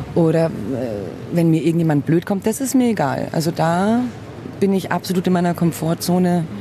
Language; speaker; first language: German; early bilingual, other home language; Portuguese